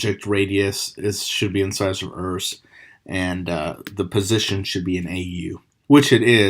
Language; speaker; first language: English; native; English